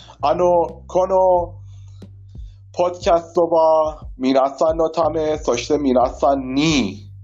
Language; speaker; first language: Japanese; non-native, learner; Persian